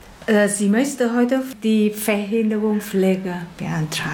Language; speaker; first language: German; non-native, learner; Vietnamese